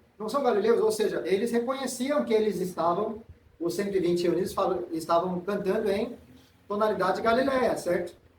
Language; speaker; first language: Portuguese; non-native, fluent; Korean